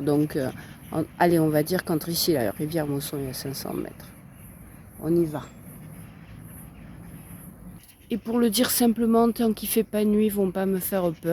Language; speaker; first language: French; native; French